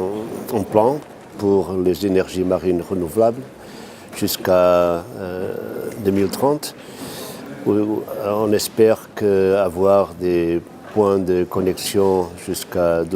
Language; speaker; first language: French; non-native, fluent; Portuguese